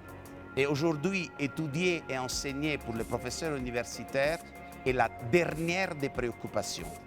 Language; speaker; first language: French; non-native, fluent; Italian